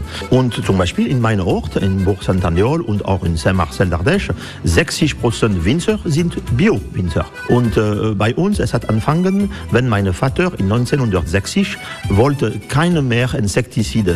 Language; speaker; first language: German; non-native, fluent; French